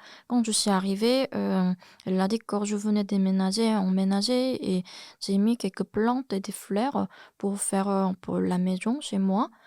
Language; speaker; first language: French; non-native, fluent; Korean